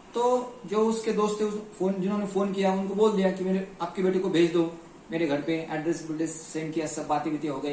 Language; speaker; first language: Hindi; non-native, local second language; Marathi